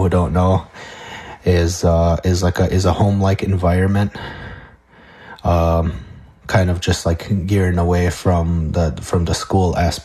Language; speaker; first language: English; non-native, fluent; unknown